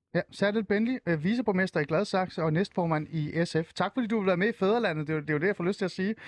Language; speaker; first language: Danish; early bilingual, other home language; Persian